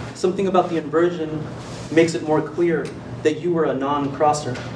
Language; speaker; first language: English; native; English